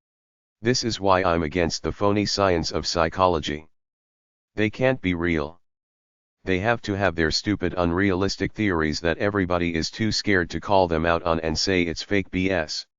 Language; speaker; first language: English; native; English